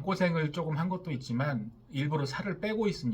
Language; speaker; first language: Korean; native; Korean